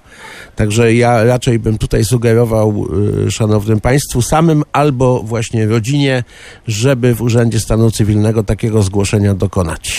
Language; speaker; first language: Polish; native; Polish